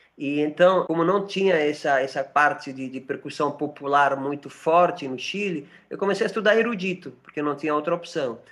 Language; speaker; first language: Portuguese; non-native, fluent; Spanish